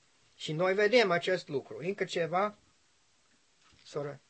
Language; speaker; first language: Romanian; non-native, learner; English